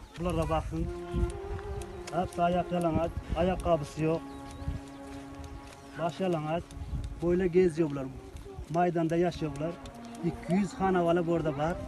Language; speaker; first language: Turkish; non-native, learner; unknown